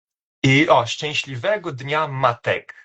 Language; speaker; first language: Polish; non-native, fluent; Portuguese